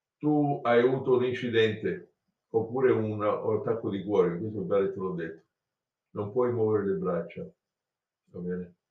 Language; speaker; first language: Italian; native; Italian